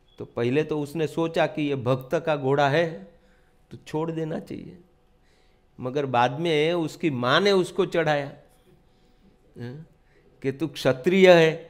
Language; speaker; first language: Hindi; non-native, local second language; Gujarati